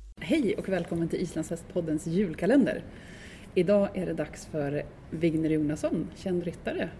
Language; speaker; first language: Swedish; native; Swedish